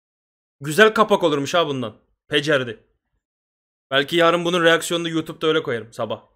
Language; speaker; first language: Turkish; native; Turkish